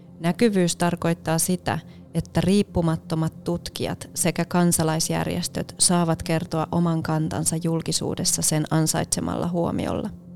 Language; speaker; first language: Finnish; native; Finnish